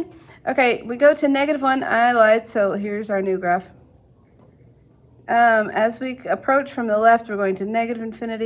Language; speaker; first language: English; native; English